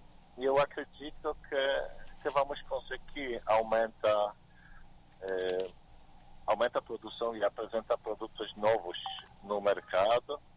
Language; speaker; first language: Portuguese; non-native, learner; Polish